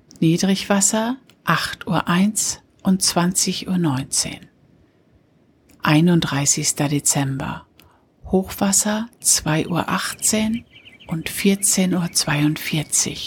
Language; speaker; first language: German; native; German